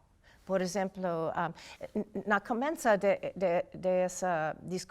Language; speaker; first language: Portuguese; non-native, fluent; English